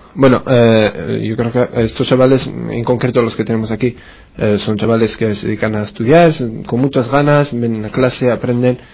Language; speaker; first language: Spanish; non-native, fluent; Arabic